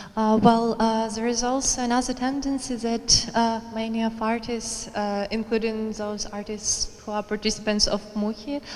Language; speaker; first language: English; non-native, learner; Ukrainian